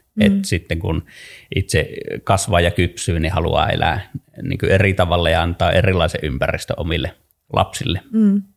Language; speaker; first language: Finnish; native; Finnish